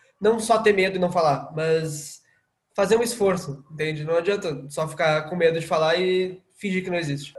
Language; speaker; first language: Portuguese; native; Portuguese